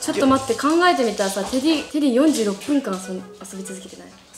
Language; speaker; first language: Japanese; native; Japanese